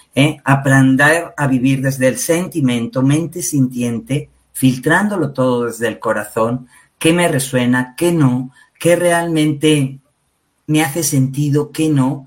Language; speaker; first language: Spanish; native; Spanish